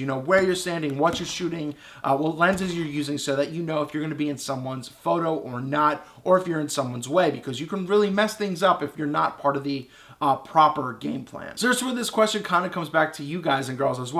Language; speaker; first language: English; native; English